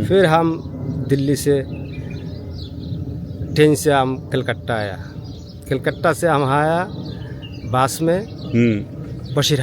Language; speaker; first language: Hindi; non-native, learner; Bangla